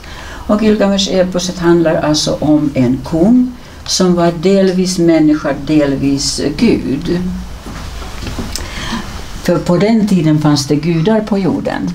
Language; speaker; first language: Swedish; native; Swedish